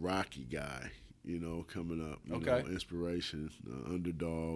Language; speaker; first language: English; native; English